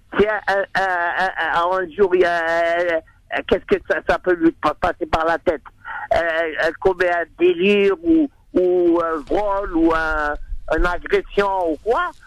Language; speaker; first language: French; non-native, local second language; Arabic